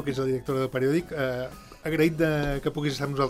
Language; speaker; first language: Catalan; native; Catalan